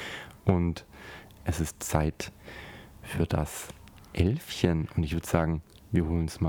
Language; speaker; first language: German; native; German